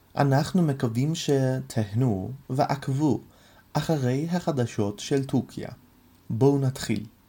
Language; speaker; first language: Hebrew; non-native, fluent; Turkish